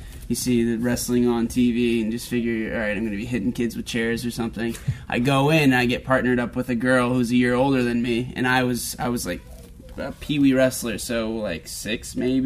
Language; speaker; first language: English; native; English